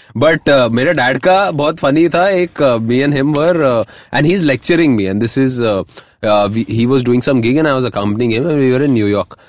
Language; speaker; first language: English; non-native, local second language; Hindi